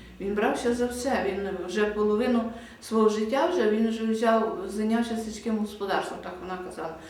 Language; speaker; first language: Ukrainian; native; Ukrainian